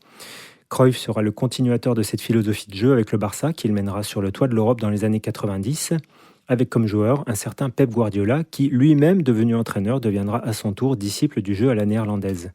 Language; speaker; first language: French; native; French